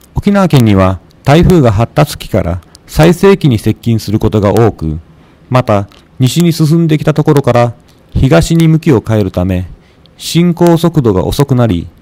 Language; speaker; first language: Japanese; native; Japanese